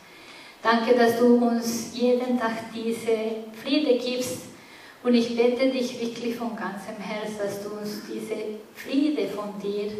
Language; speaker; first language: German; non-native, fluent; Spanish